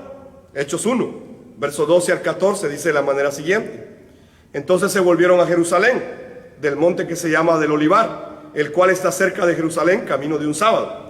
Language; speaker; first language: Spanish; native; Spanish